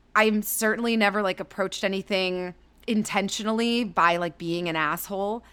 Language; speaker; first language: English; native; English